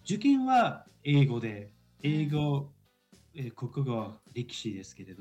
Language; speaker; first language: Japanese; non-native, fluent; Uzbek